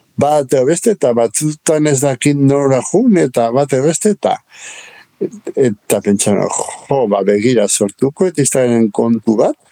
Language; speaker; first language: Basque; native; Basque